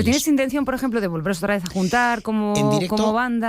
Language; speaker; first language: Spanish; native; Spanish